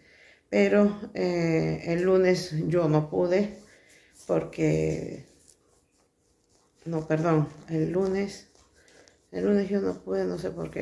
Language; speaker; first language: Spanish; native; Spanish